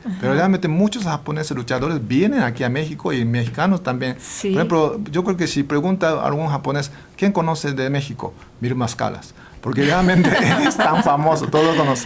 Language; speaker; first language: Spanish; non-native, fluent; Japanese